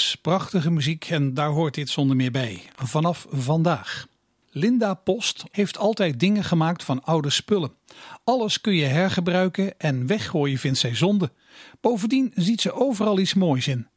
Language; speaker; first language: Dutch; native; Dutch